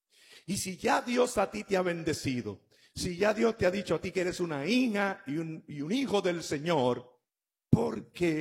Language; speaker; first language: Spanish; native; Spanish